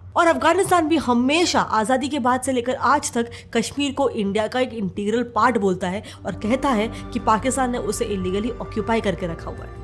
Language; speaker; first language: Hindi; native; Hindi